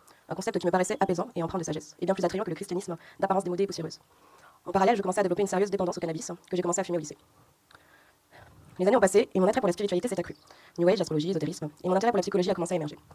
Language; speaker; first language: French; native; French